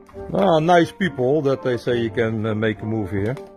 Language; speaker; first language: English; non-native, learner; Dutch